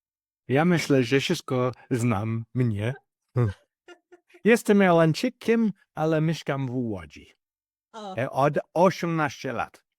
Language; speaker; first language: Polish; non-native, learner; English